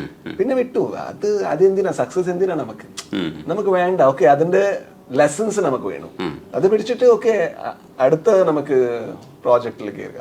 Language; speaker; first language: Malayalam; non-native, local second language; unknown